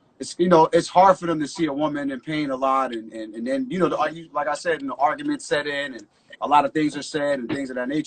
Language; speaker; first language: English; native; English